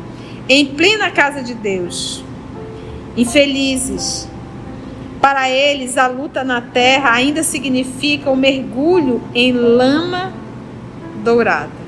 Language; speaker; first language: Portuguese; native; Portuguese